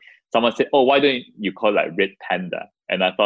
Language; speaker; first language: English; non-native, local second language; Chinese